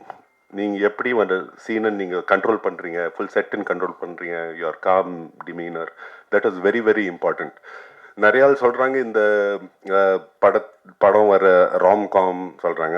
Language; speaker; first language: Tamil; non-native, local second language; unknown